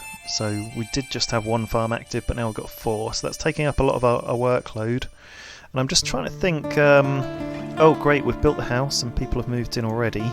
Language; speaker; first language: English; native; English